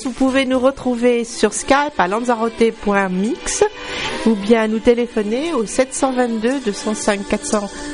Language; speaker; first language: French; native; French